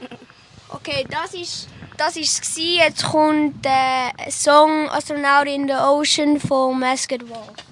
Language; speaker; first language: German; native; German